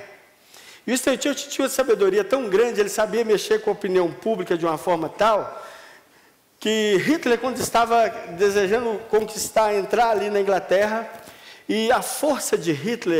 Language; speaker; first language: Portuguese; native; Portuguese